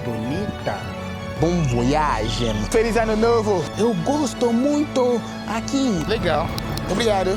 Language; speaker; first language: Portuguese; non-native, learner; French